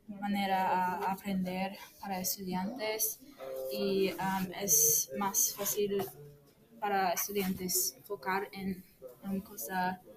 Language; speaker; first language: Spanish; non-native, learner; English